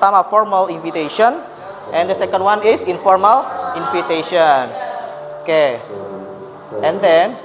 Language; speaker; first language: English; non-native, fluent; Indonesian